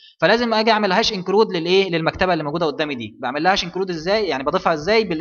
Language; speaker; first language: Arabic; native; Arabic